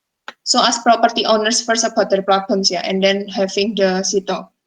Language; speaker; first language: English; non-native, fluent; Indonesian